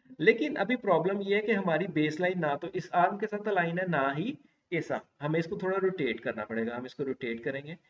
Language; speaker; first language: Urdu; non-native, local second language; Punjabi